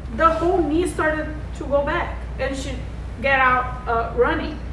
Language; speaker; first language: English; non-native, fluent; Portuguese